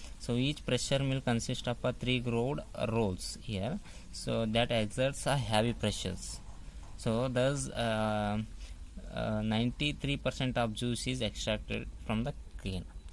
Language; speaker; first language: English; non-native, local second language; Kannada